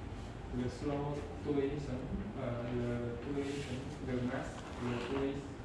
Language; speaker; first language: French; non-native, learner; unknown